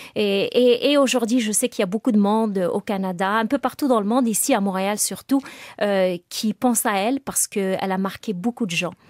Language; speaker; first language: French; non-native, local second language; Arabic